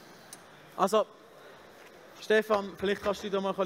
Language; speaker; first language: German; native; German